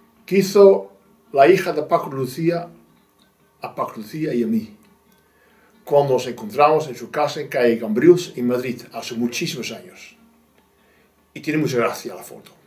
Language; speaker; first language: Spanish; non-native, fluent; English